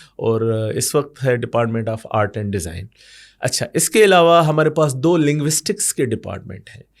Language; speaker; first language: Urdu; non-native, local second language; Sindhi